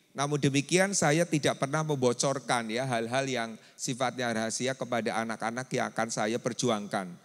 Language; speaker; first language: Indonesian; native; Indonesian